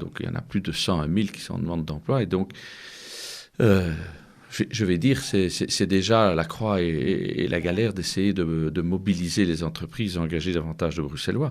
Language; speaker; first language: French; native; French